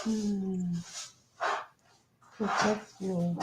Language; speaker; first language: English; non-native, learner; Spanish